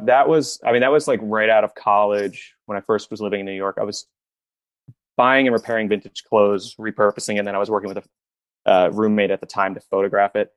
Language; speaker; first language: English; native; English